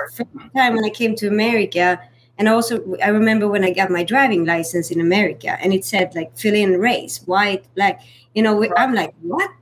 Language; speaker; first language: English; non-native, fluent; Swedish